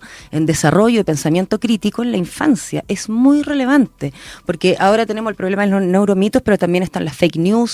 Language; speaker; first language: Spanish; native; Spanish